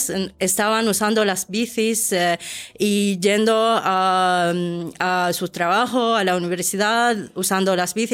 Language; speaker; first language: Spanish; non-native, fluent; Arabic